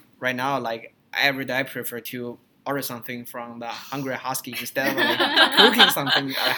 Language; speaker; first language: English; non-native, learner; Chinese